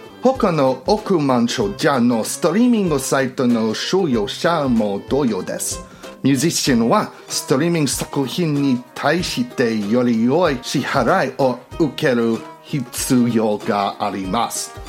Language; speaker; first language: Japanese; non-native, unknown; English